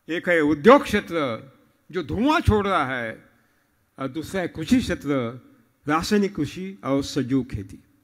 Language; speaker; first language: Hindi; non-native, local second language; Marathi